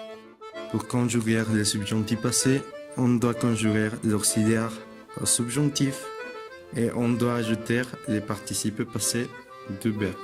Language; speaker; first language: French; non-native, fluent; Spanish